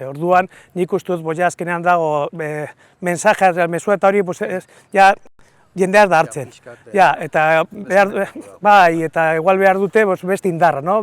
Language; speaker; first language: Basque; non-native, learner; Spanish